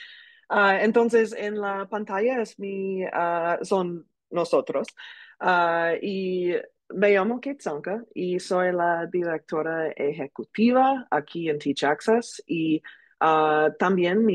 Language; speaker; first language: Spanish; non-native, learner; English